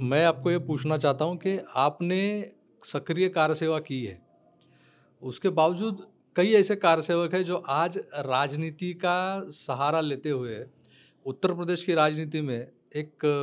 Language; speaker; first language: Hindi; non-native, local second language; Marathi